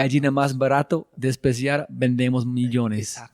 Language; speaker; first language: Spanish; non-native, fluent; English